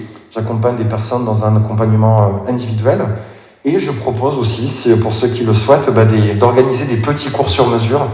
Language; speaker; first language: French; native; French